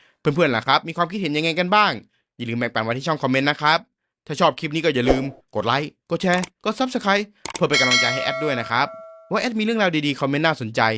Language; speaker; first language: Thai; native; Thai